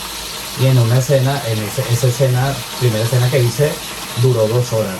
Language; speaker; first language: Spanish; native; Spanish